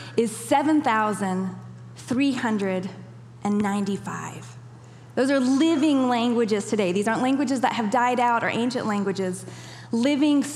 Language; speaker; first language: English; native; English